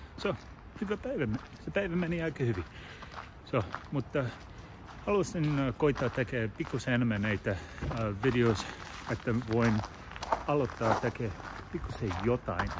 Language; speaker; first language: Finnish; non-native, learner; English